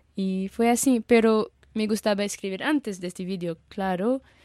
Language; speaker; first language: Spanish; non-native, learner; Arabic